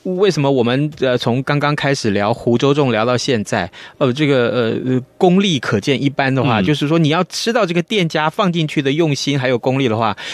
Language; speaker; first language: Chinese; native; Chinese